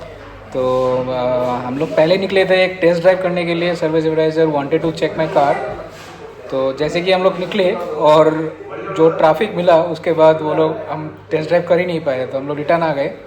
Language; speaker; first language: Hindi; native; Hindi